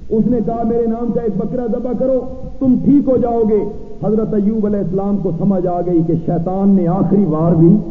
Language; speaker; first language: Urdu; native; Urdu